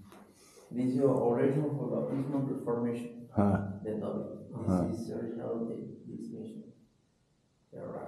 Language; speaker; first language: English; non-native, learner; Spanish